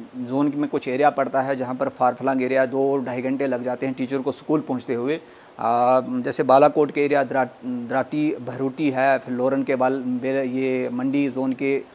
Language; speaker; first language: Hindi; non-native, local second language; Punjabi